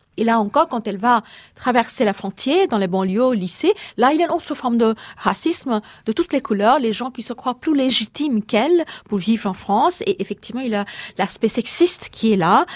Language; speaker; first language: French; non-native, fluent; Bangla